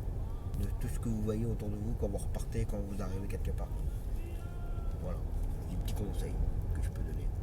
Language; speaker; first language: French; native; French